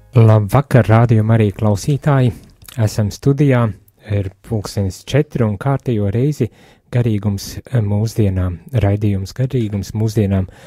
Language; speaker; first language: Latvian; native; Latvian